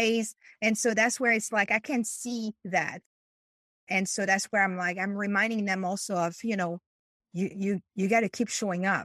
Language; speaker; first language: English; non-native, fluent; French